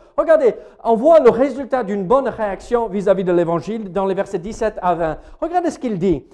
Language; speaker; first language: French; non-native, fluent; English